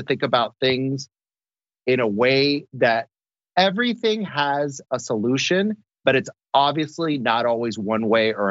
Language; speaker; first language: English; native; English